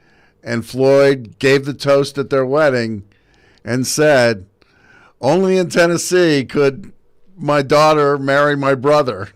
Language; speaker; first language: English; native; English